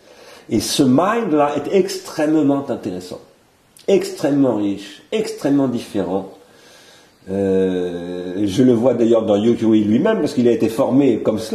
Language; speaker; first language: French; native; French